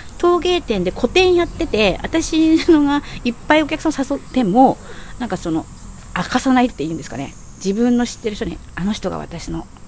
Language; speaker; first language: Japanese; native; Japanese